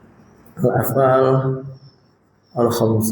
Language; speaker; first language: Arabic; non-native, fluent; Indonesian